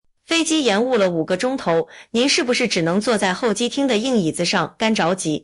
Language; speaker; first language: Chinese; native; Chinese